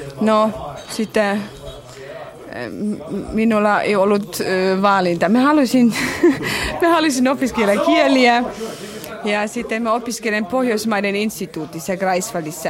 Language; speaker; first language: Finnish; non-native, fluent; German